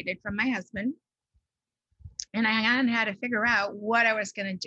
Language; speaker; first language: English; native; English